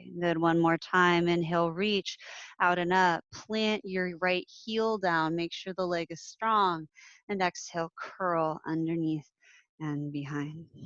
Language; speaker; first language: English; native; English